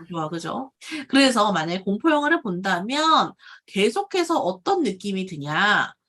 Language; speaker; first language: Korean; native; Korean